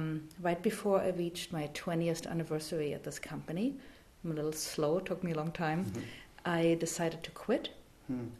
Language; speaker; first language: English; non-native, fluent; German